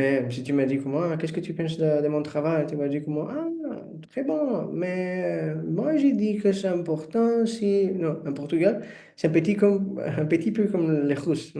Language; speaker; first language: French; non-native, learner; Portuguese